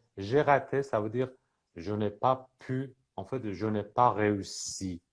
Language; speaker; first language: French; non-native, fluent; Persian